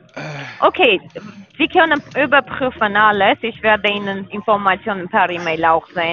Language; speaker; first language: German; non-native, learner; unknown